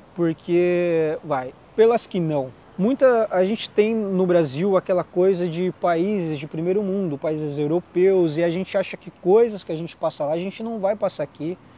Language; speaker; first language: Portuguese; native; Portuguese